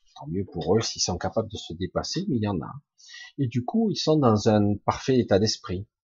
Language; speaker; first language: French; native; French